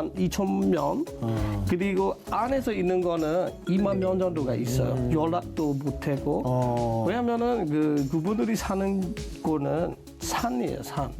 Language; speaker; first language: Korean; non-native, learner; S'gaw Karen